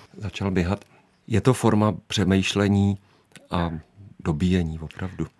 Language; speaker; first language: Czech; native; Czech